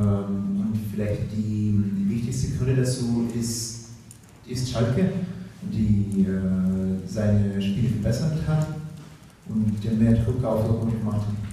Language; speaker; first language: German; non-native, learner; Russian